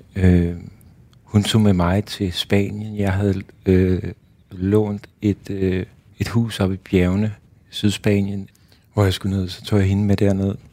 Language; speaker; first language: Danish; native; Danish